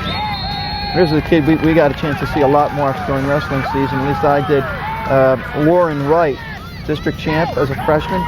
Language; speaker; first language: English; native; English